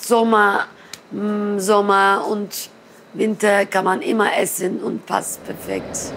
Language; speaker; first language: German; non-native, learner; Turkish